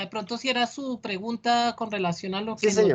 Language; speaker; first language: Spanish; native; Spanish